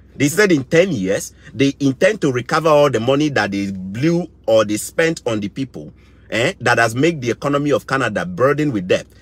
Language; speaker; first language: English; non-native, local second language; Akan